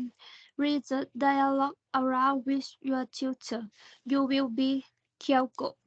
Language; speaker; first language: English; non-native, learner; Thai